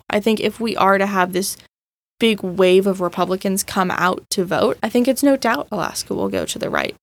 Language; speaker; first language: English; native; English